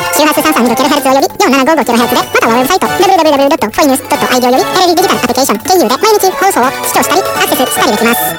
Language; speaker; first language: Japanese; non-native, fluent; Indonesian